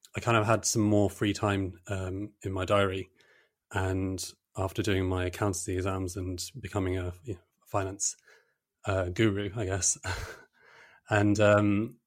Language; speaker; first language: English; native; English